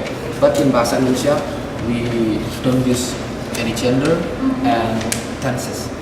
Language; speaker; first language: English; non-native, fluent; Indonesian